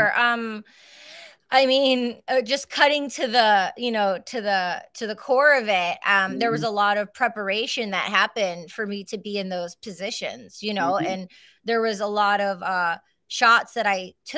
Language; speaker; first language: English; native; English